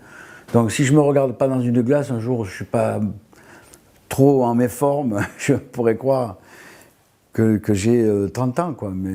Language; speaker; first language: French; native; French